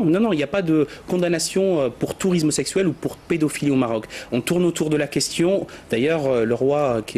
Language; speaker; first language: French; native; French